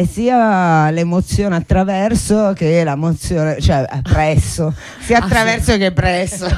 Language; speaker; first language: Italian; native; Italian